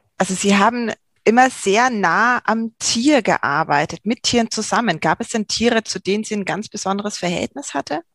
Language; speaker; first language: German; native; German